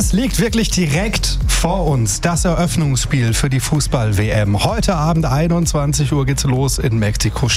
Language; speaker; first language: German; native; German